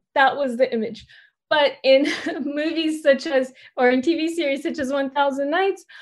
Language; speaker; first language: English; early bilingual, other home language; Turkish